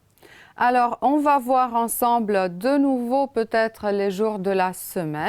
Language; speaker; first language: French; non-native, fluent; Romanian